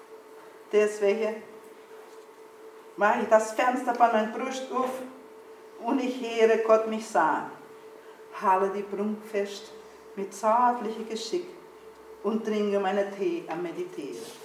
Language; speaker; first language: German; early bilingual, heritage; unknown